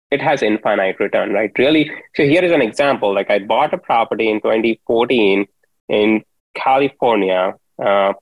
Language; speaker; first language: English; non-native, local second language; Hindi